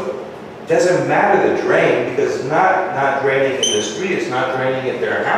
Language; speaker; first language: English; native; English